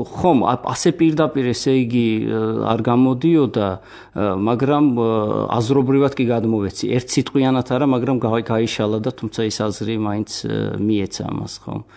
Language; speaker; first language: Georgian; non-native, local second language; Azerbaijani